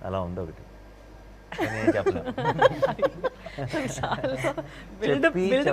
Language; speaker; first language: Telugu; native; Telugu